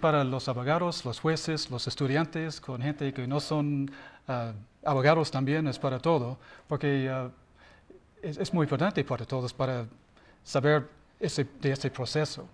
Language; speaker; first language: Spanish; non-native, learner; English